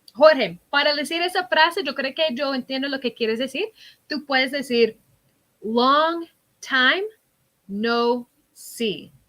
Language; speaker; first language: Spanish; non-native, fluent; English